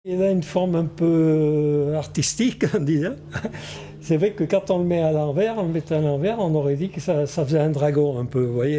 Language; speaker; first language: French; native; French